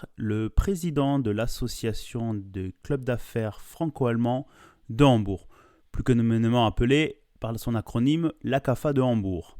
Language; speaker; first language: French; native; French